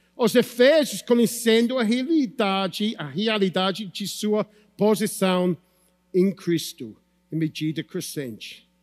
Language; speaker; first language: Portuguese; non-native, fluent; English